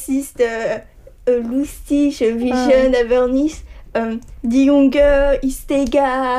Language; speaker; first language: German; non-native, learner; French